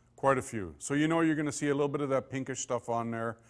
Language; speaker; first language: English; native; English